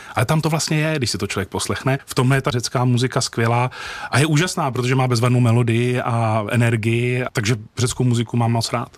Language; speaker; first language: Czech; early bilingual, other home language; Greek